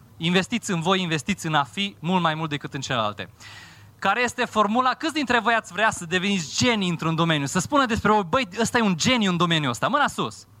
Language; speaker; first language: Romanian; non-native, fluent; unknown